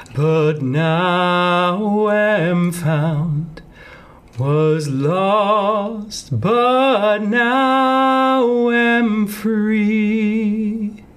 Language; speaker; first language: English; native; English